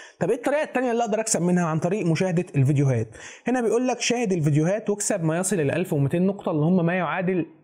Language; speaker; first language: Arabic; native; Arabic